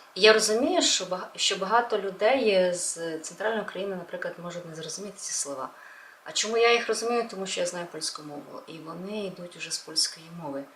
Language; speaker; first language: Ukrainian; non-native, local second language; Russian